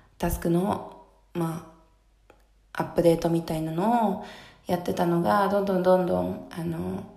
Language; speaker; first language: Japanese; native; Japanese